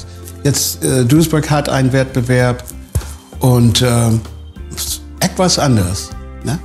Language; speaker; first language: German; non-native, fluent; English